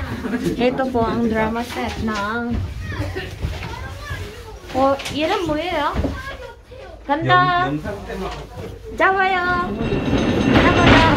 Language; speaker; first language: Korean; non-native, learner; Filipino